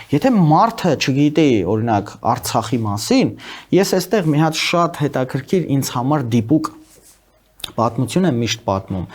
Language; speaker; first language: Armenian; native; Armenian